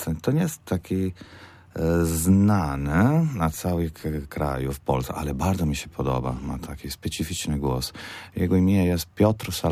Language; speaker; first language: Polish; non-native, learner; Italian